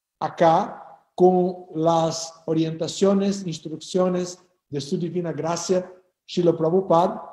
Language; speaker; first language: Spanish; non-native, fluent; Portuguese